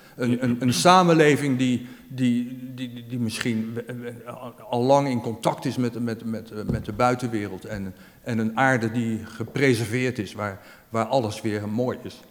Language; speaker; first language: Dutch; native; Dutch